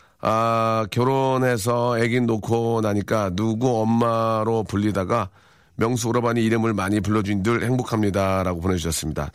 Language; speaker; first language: Korean; native; Korean